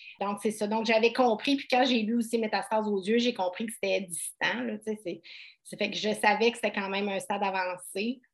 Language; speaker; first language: French; native; French